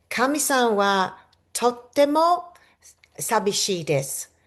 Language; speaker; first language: Japanese; non-native, fluent; English